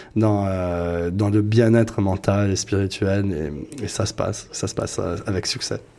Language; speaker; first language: French; native; French